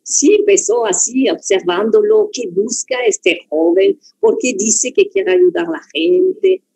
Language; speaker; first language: Spanish; non-native, fluent; French